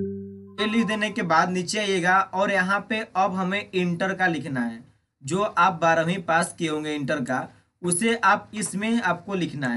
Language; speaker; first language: Hindi; native; Hindi